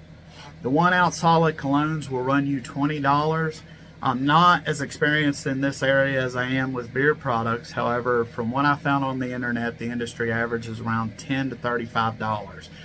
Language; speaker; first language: English; native; English